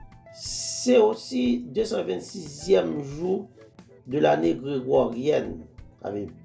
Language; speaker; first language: French; non-native, local second language; Haitian Creole